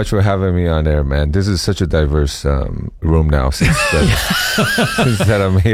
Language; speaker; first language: English; non-native, fluent; Chinese